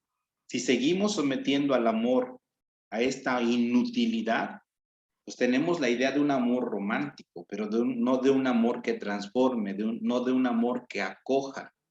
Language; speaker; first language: Spanish; native; Spanish